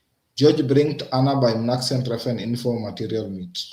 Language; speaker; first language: German; non-native, learner; Swahili